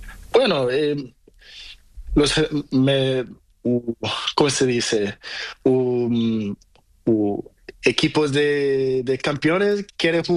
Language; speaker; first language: Spanish; non-native, learner; Portuguese